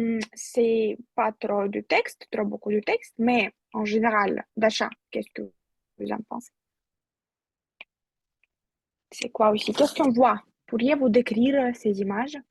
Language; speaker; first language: French; non-native, fluent; Russian